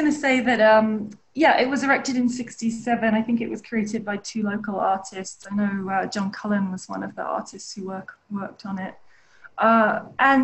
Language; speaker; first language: English; native; English